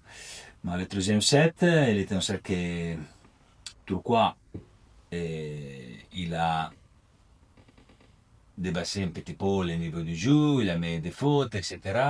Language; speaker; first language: French; non-native, learner; Italian